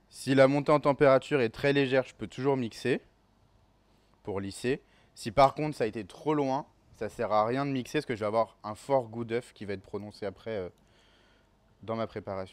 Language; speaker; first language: French; native; French